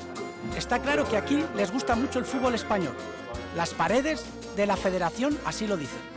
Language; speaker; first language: Spanish; native; Spanish